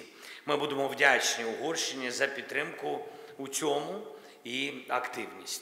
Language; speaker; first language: Ukrainian; non-native, local second language; Russian